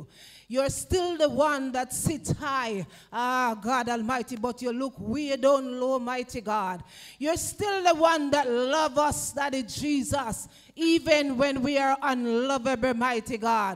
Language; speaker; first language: English; non-native, local second language; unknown